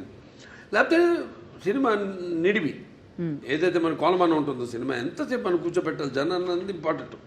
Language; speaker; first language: Telugu; native; Telugu